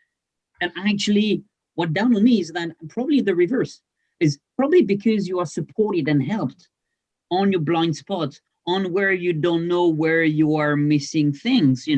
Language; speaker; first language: English; non-native, fluent; French